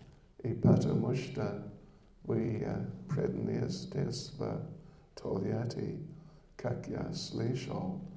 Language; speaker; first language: Russian; non-native, learner; English